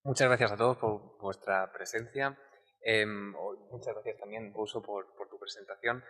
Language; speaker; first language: Spanish; native; Spanish